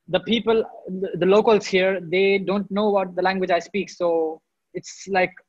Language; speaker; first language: English; non-native, local second language; Hindi